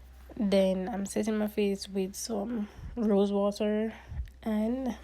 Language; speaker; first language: English; native; English